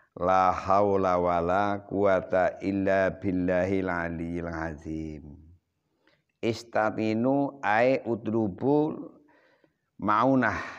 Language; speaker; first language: Indonesian; non-native, local second language; Javanese